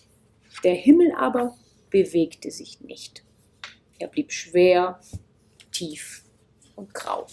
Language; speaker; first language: German; native; German